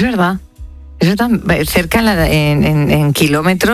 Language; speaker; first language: Spanish; native; Spanish